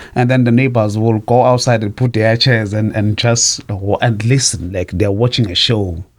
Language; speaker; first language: English; non-native, fluent; Zulu